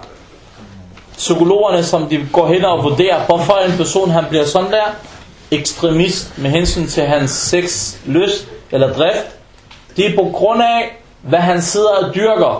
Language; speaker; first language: Danish; early bilingual, other home language; Arabic